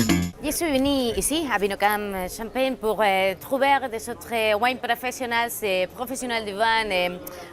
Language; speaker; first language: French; non-native, learner; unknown